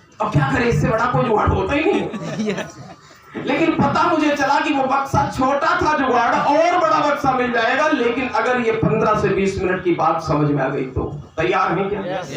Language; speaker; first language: Hindi; native; Hindi